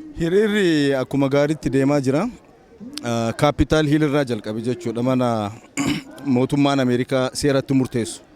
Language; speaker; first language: Oromo; native; Oromo